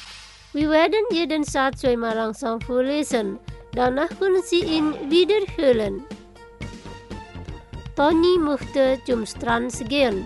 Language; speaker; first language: German; non-native, fluent; Indonesian